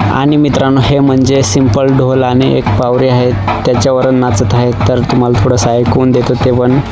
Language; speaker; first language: Marathi; non-native, local second language; Kukna